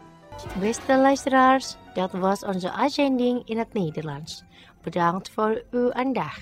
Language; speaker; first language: Dutch; non-native, learner; Indonesian